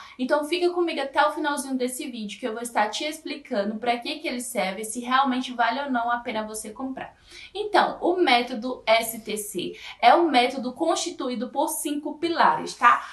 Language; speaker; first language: Portuguese; native; Portuguese